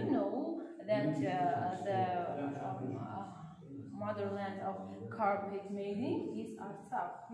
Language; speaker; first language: English; non-native, learner; Armenian